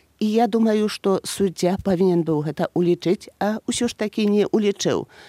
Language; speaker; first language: Belarusian; native; Belarusian